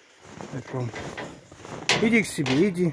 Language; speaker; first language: Russian; native; Russian